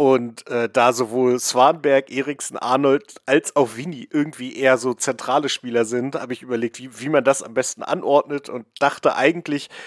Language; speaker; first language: German; native; German